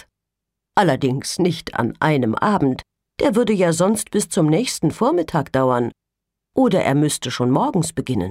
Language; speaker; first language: German; native; German